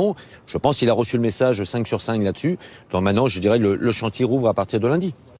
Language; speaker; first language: French; native; French